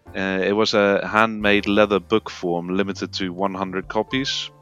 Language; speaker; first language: English; non-native, fluent; Dutch